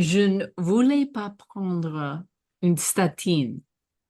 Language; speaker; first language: French; non-native, fluent; English